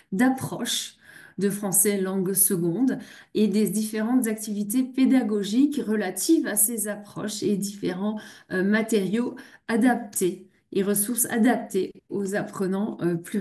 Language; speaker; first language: French; native; French